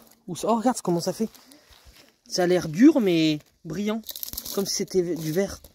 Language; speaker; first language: French; native; French